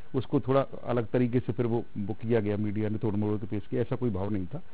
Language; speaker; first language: Hindi; native; Hindi